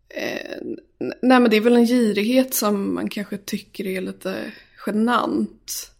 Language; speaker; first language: Swedish; native; Swedish